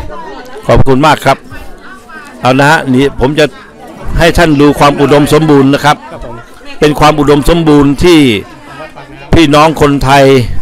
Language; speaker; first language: Thai; native; Thai